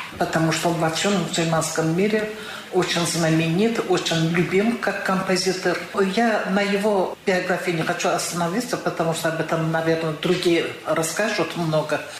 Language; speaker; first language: Russian; non-native, local second language; Azerbaijani